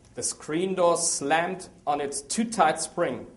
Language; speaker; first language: English; non-native, fluent; German